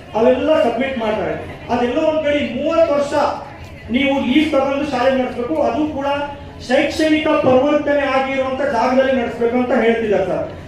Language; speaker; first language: Kannada; native; Kannada